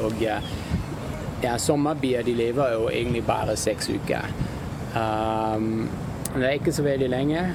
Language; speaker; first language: Norwegian; non-native, fluent; German